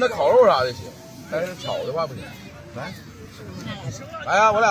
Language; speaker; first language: Chinese; native; Chinese